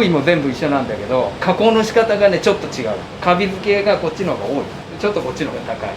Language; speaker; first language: Japanese; native; Japanese